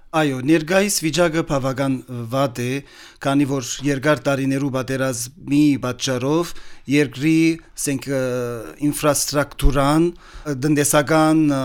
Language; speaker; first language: Armenian; early bilingual, heritage; Armenian